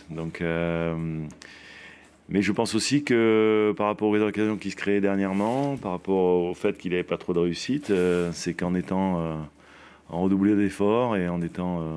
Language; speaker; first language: French; native; French